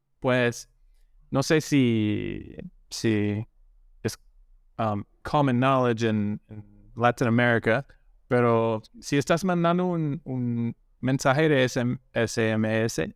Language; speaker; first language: Spanish; non-native, learner; English